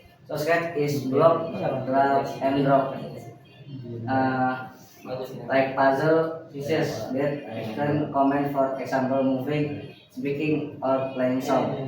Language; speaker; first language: English; non-native, learner; Indonesian